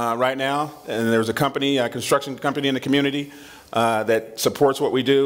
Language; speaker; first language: English; native; English